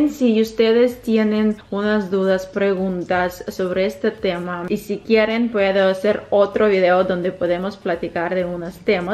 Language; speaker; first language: Spanish; non-native, fluent; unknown